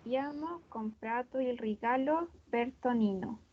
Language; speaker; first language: Italian; non-native, learner; Spanish